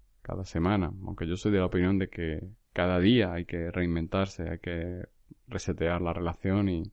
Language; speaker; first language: Spanish; native; Spanish